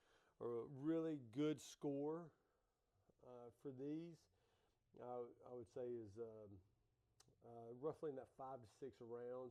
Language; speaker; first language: English; native; English